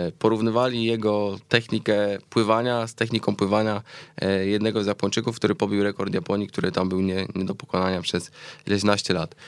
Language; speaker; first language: Polish; native; Polish